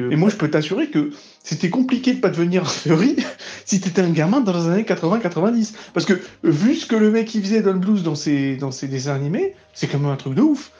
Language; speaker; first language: French; native; French